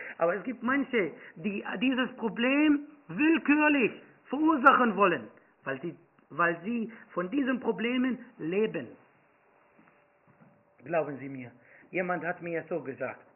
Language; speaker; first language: German; non-native, fluent; Arabic